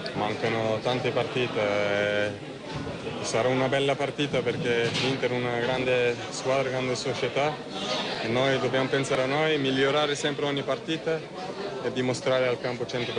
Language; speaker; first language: Italian; non-native, fluent; Turkish